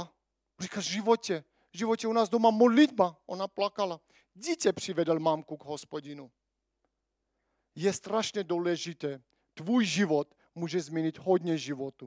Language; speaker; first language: Czech; non-native, fluent; Armenian